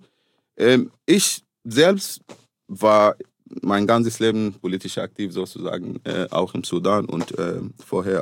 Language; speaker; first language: German; non-native, fluent; Arabic